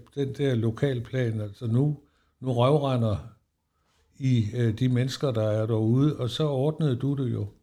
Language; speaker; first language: Danish; native; Danish